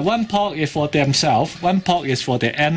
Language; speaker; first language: English; non-native, fluent; Chinese